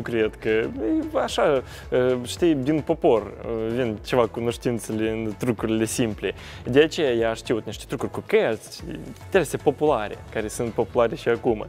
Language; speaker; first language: Romanian; non-native, local second language; Russian